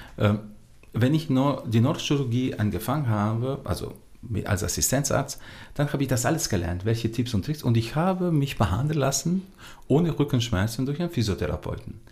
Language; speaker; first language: German; non-native, fluent; Portuguese